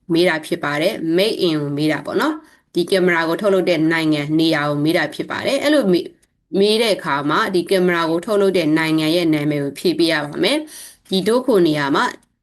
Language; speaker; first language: Burmese; native; Burmese